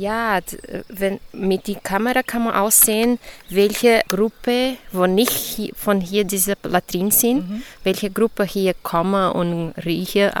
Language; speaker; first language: German; non-native, learner; Portuguese